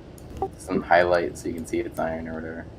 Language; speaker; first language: English; native; English